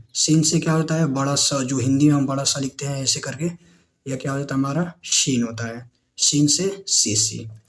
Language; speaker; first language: Hindi; native; Hindi